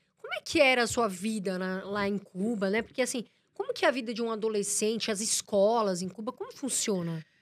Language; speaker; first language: Portuguese; native; Portuguese